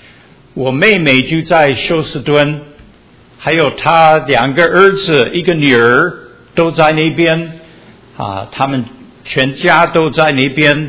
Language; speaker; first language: Chinese; early bilingual, heritage; Chinese